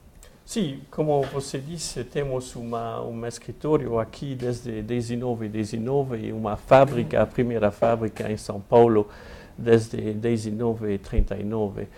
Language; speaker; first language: Portuguese; non-native, fluent; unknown